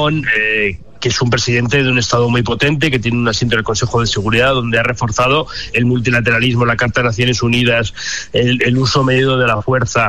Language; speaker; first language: Spanish; native; Spanish